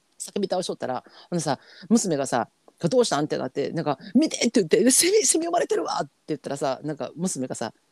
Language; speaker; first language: Japanese; native; Japanese